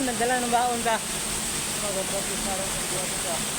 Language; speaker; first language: Filipino; non-native, local second language; Cebuano